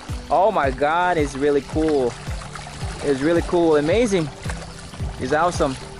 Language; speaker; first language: English; non-native, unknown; Indonesian